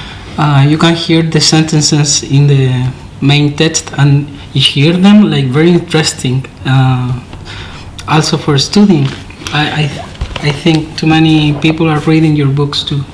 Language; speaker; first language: English; non-native, fluent; Spanish